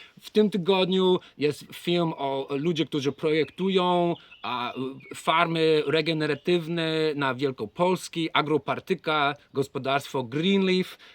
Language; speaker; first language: Polish; non-native, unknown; English